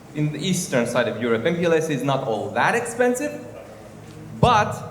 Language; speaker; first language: English; non-native, fluent; Romanian